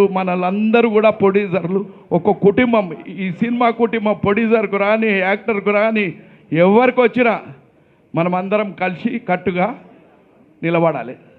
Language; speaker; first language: Telugu; native; Telugu